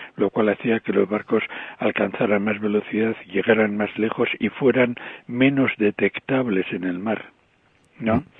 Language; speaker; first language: Spanish; native; Spanish